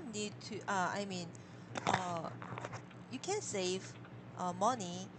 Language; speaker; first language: English; non-native, learner; Korean